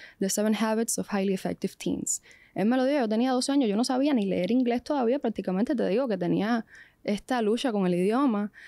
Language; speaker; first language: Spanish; native; Spanish